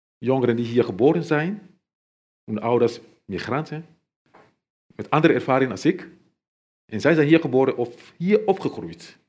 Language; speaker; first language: Dutch; non-native, fluent; Mandingo